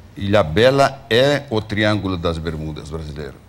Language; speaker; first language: Portuguese; early bilingual, other home language; Greek